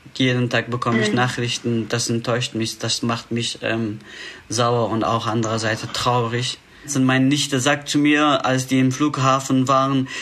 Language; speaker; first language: German; non-native, fluent; Persian